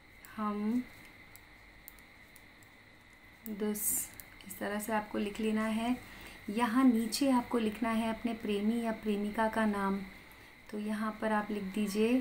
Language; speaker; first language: Hindi; native; Hindi